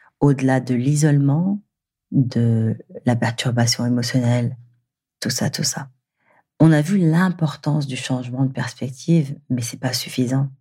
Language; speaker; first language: French; native; French